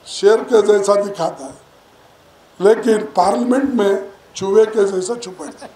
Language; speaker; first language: Hindi; non-native, local second language; Kannada